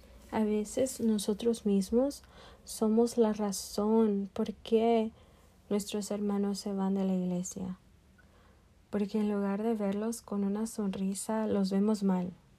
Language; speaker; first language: Spanish; early bilingual, other home language; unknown